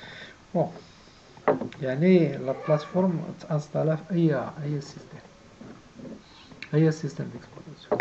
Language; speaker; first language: Arabic; native; Arabic